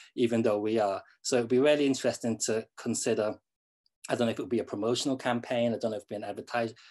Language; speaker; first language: English; native; English